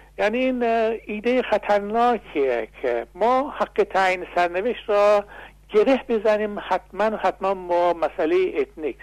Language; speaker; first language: Persian; non-native, local second language; Azerbaijani